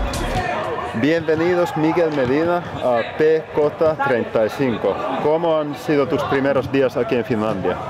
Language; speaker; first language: Spanish; non-native, learner; Finnish